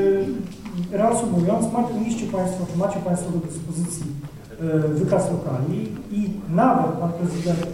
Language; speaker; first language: Polish; native; Polish